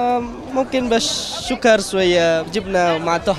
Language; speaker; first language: Arabic; non-native, learner; Indonesian